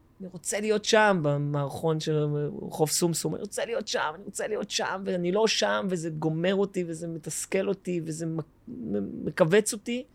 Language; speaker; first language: Hebrew; native; Hebrew